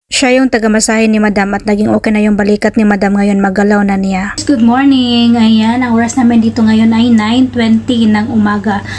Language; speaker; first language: Filipino; non-native, local second language; Cebuano